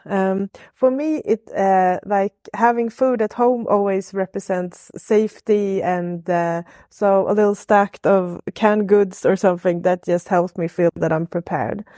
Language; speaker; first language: English; non-native, fluent; Swedish